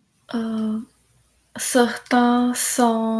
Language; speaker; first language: French; non-native, learner; Hindi